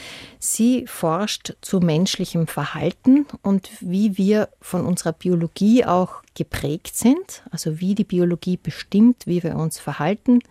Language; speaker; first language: German; native; German